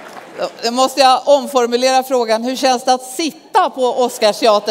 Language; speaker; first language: Swedish; native; Swedish